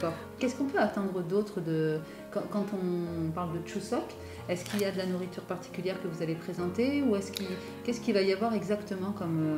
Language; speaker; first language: French; native; French